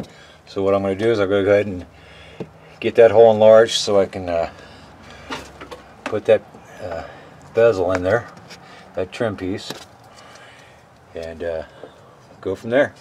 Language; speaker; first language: English; native; English